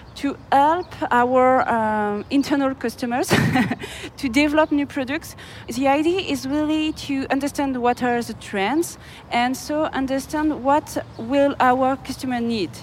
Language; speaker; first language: English; non-native, fluent; French